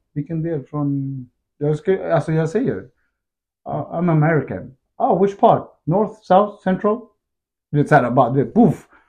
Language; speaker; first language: Swedish; early bilingual, other home language; Spanish